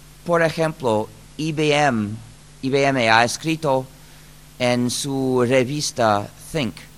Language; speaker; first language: Spanish; non-native, fluent; English